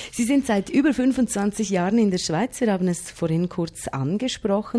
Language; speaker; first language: German; native; German